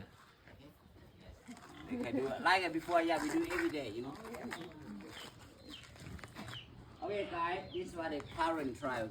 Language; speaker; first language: English; non-native, learner; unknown